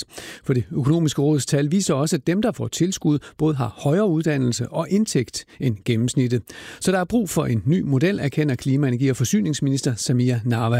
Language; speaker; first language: Danish; native; Danish